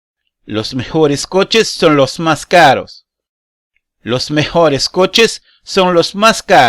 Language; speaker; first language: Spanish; non-native, learner; Portuguese